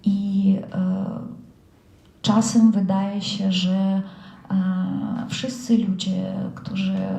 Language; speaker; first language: Polish; non-native, fluent; Russian